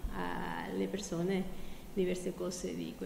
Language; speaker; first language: Italian; non-native, fluent; Spanish